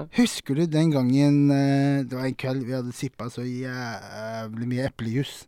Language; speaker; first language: Norwegian; native; Norwegian